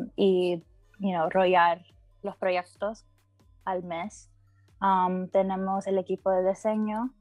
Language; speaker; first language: Spanish; early bilingual, heritage; Spanish